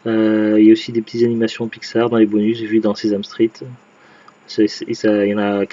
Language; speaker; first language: French; native; French